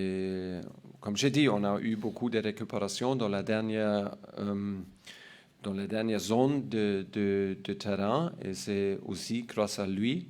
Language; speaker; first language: French; non-native, learner; German